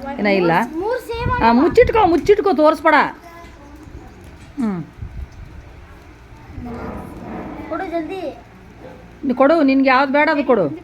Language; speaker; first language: Kannada; native; Kannada